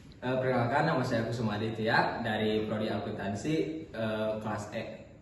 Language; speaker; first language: Indonesian; non-native, local second language; Sundanese